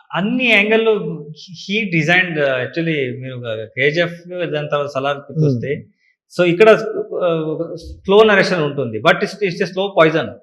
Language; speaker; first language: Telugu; non-native, learner; Kannada